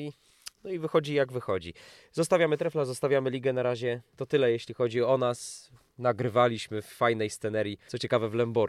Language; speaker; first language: Polish; native; Polish